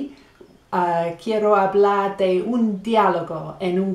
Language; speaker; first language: Spanish; non-native, fluent; English